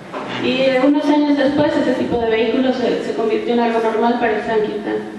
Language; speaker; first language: Spanish; native; Spanish